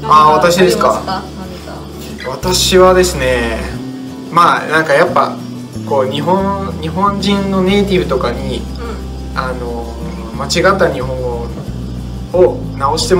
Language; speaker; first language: Japanese; non-native, fluent; Dutch